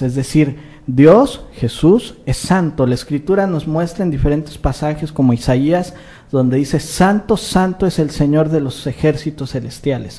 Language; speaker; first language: Spanish; native; Spanish